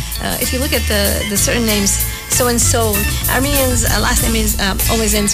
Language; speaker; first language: English; non-native, fluent; Armenian